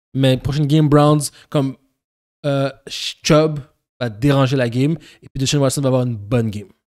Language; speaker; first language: French; early bilingual, other home language; Haitian Creole